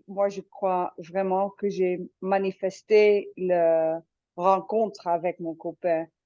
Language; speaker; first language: French; non-native, fluent; Dutch